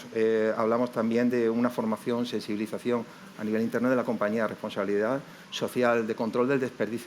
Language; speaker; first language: Spanish; native; Spanish